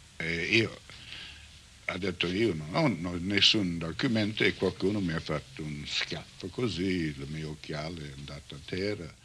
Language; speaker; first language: Italian; non-native, learner; English